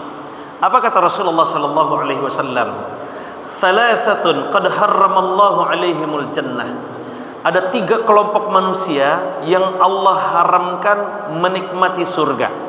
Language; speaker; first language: Indonesian; native; Indonesian